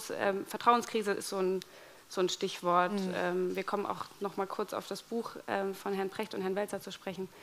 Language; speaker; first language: German; native; German